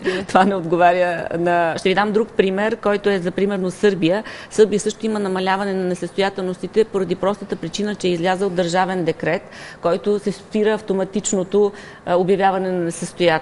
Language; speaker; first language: Bulgarian; native; Bulgarian